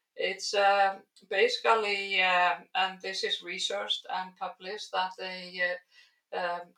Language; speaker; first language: English; non-native, fluent; Icelandic